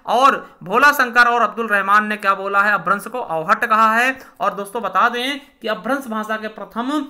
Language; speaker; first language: Hindi; native; Hindi